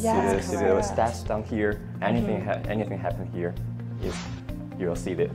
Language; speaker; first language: English; non-native, fluent; Chinese